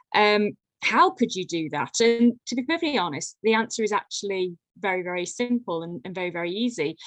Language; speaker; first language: English; native; English